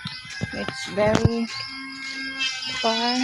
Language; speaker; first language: English; non-native, local second language; Filipino